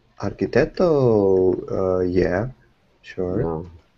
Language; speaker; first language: Italian; non-native, learner; Russian